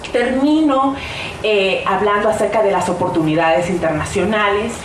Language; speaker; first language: Spanish; early bilingual, heritage; Spanish